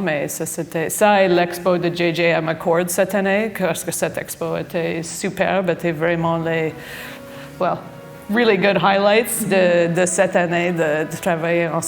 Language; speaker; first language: French; non-native, fluent; English